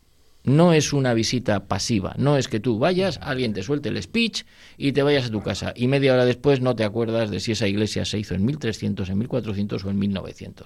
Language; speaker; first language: Spanish; native; Spanish